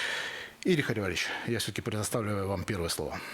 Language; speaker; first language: Russian; native; Russian